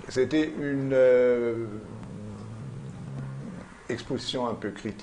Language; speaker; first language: French; non-native, learner; German